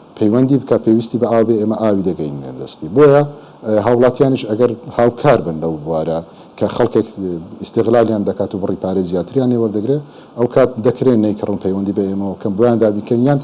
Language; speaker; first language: Central Kurdish; native; Central Kurdish